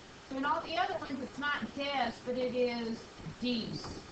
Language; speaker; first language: English; native; English